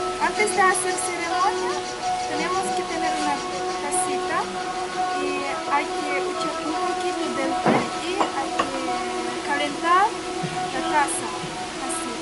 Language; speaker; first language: Spanish; non-native, learner; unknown